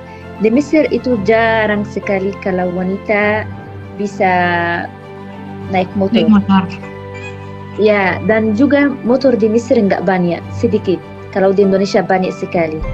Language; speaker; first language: Indonesian; non-native, fluent; Arabic